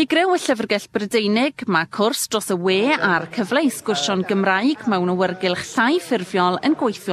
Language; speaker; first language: Welsh; native; Welsh